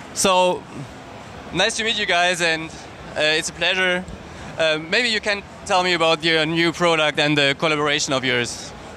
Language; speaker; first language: English; non-native, fluent; German